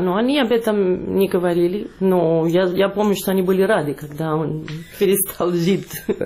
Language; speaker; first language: Russian; non-native, fluent; Catalan